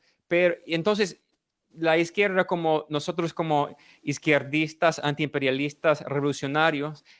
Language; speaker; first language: Spanish; non-native, fluent; English